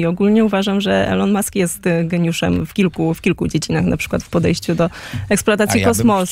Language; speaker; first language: Polish; native; Polish